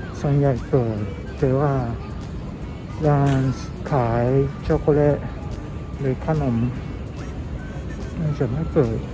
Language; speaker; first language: Thai; non-native, learner; Japanese